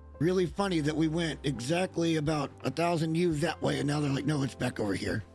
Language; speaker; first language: English; native; English